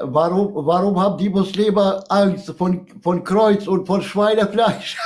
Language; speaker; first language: German; non-native, fluent; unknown